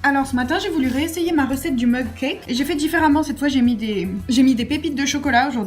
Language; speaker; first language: French; native; French